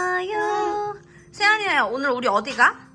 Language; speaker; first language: Korean; native; Korean